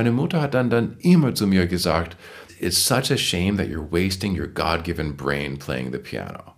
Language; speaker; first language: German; non-native, fluent; English